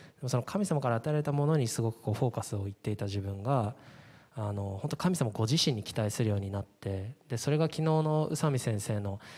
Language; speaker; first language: Japanese; native; Japanese